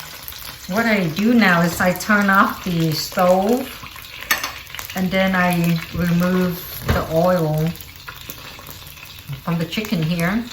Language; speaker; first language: English; early bilingual, other home language; Vietnamese